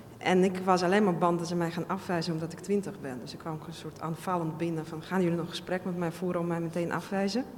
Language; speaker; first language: Dutch; non-native, fluent; Russian